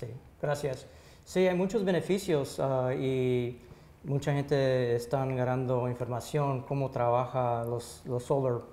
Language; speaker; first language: Spanish; early bilingual, heritage; Spanish